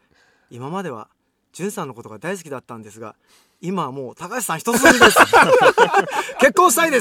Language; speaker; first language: Japanese; native; Japanese